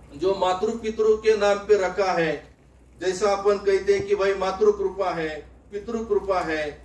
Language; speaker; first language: Hindi; non-native, local second language; Marathi